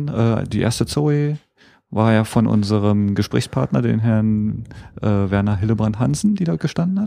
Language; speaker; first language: German; native; German